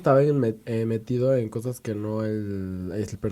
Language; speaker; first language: Spanish; native; Spanish